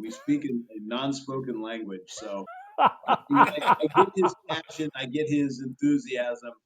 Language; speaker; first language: English; native; English